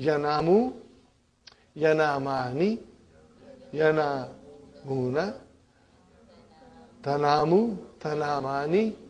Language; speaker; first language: Arabic; non-native, fluent; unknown